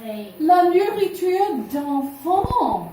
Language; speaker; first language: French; non-native, fluent; English